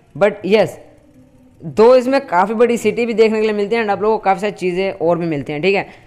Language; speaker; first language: Hindi; native; Hindi